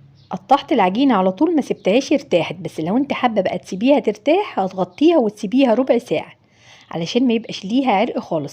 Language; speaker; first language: Arabic; native; Arabic